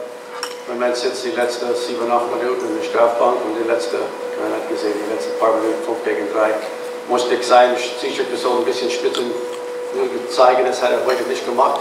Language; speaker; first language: German; non-native, fluent; English